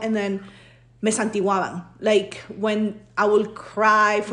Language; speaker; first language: English; non-native, fluent; Spanish